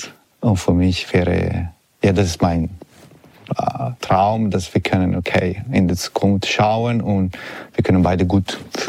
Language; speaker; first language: German; non-native, learner; Italian